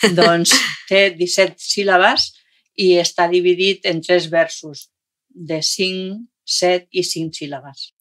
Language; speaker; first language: Catalan; non-native, local second language; Spanish